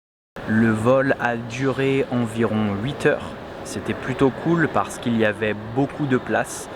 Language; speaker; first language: French; native; French